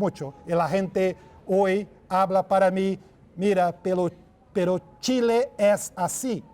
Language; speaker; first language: Spanish; non-native, fluent; Portuguese